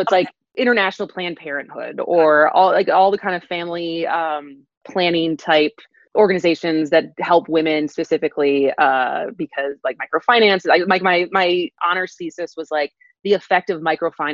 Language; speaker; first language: English; native; English